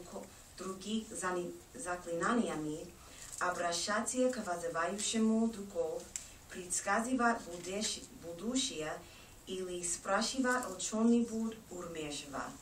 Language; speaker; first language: Russian; non-native, learner; English